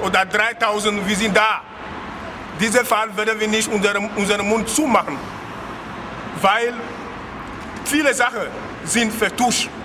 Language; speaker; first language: German; non-native, learner; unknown